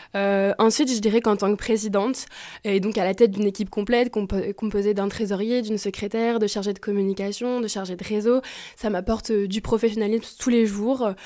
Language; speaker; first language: French; native; French